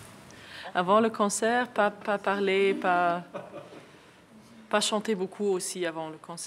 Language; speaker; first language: French; non-native, fluent; Arabic